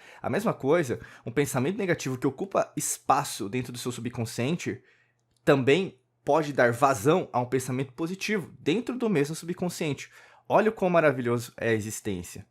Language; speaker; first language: Portuguese; native; Portuguese